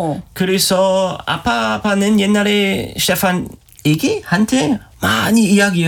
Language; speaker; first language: Korean; non-native, learner; German